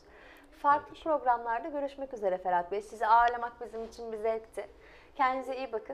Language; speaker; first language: Turkish; native; Turkish